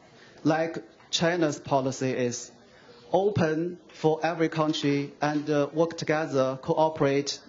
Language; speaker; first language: English; non-native, fluent; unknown